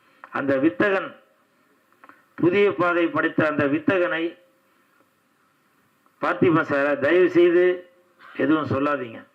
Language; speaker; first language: Tamil; native; Tamil